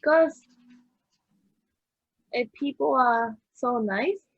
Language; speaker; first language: English; non-native, learner; Japanese